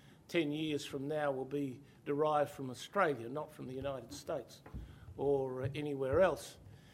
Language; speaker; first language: English; native; English